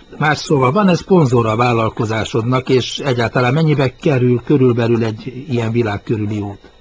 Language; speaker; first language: Hungarian; native; Hungarian